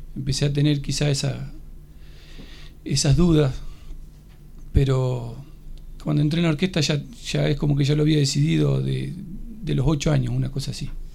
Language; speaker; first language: Spanish; native; Spanish